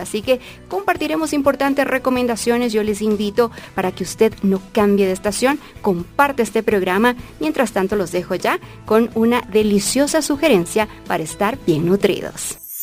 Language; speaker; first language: Spanish; native; Spanish